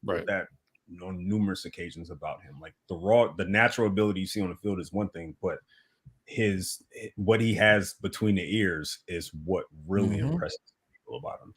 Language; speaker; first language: English; native; English